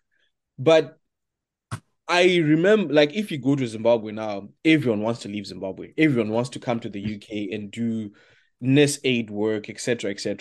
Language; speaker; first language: English; non-native, local second language; Shona